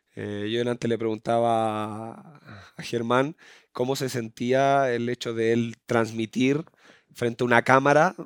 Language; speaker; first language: Spanish; native; Spanish